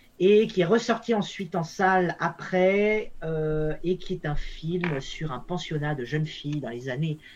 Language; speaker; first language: French; native; French